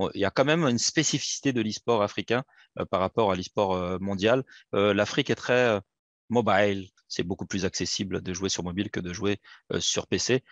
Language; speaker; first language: French; native; French